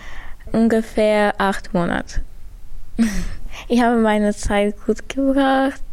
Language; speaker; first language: German; early bilingual, other home language; Armenian